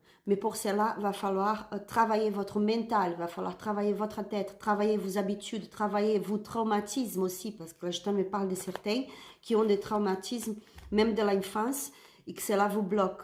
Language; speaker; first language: French; non-native, learner; Spanish